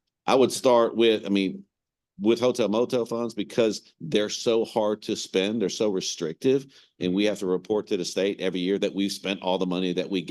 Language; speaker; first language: English; native; English